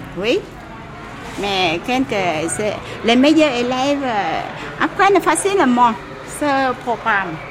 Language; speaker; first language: French; non-native, fluent; Vietnamese